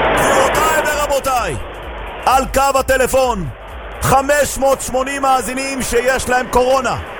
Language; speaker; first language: Hebrew; native; Hebrew